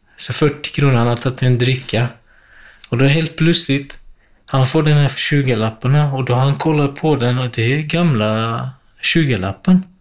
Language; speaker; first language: Swedish; non-native, fluent; Kurdish